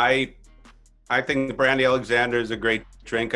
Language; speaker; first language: English; native; English